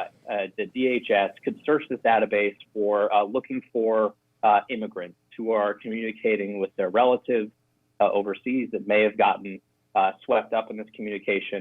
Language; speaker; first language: English; native; English